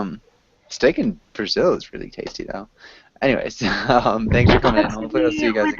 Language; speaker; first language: English; native; English